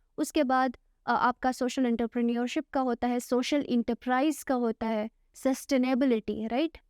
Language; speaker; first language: Urdu; non-native, local second language; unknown